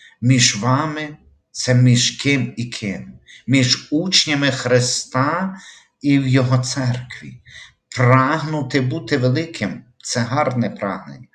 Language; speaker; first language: Ukrainian; native; Ukrainian